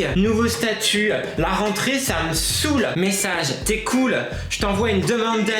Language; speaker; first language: French; native; French